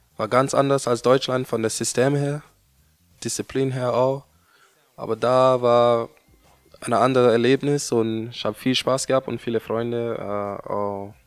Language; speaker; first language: German; non-native, learner; English